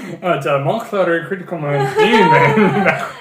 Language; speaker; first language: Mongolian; early bilingual, heritage; English